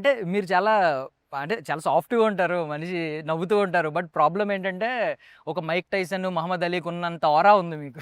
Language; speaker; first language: Telugu; native; Telugu